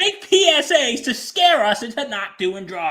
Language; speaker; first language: English; native; English